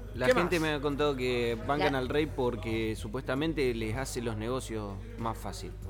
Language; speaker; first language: Spanish; native; Spanish